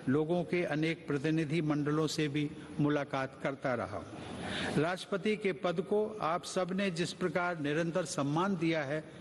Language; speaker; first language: Hindi; native; Hindi